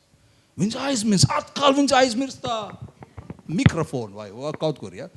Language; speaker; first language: Latvian; non-native, learner; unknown